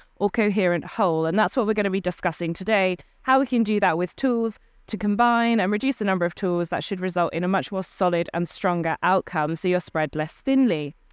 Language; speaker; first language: English; native; English